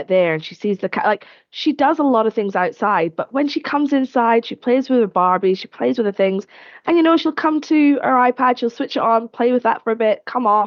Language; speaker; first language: English; native; English